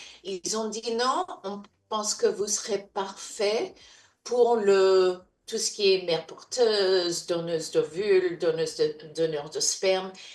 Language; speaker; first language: French; non-native, fluent; English